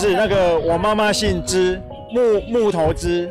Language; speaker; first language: Chinese; native; Chinese